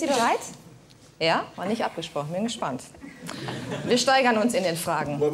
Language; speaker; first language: German; native; German